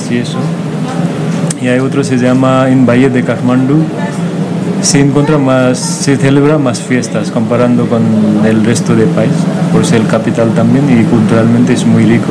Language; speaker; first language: Spanish; non-native, learner; Nepali